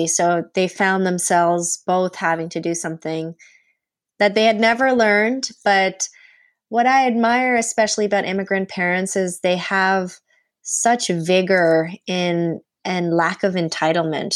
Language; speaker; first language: English; non-native, fluent; Punjabi